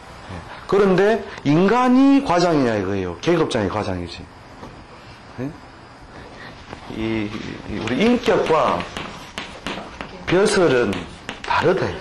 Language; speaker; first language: Korean; native; Korean